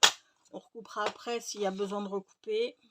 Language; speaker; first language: French; native; French